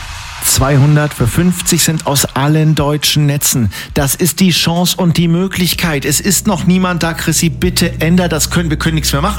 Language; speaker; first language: German; native; German